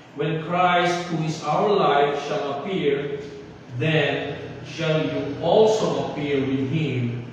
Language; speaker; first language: English; non-native, local second language; Filipino